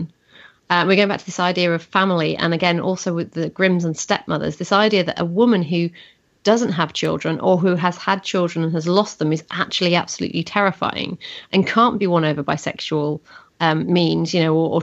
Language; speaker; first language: English; native; English